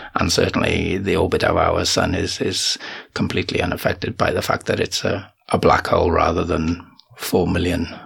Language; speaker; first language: English; native; English